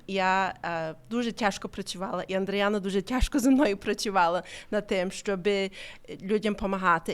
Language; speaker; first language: Ukrainian; early bilingual, heritage; Ukrainian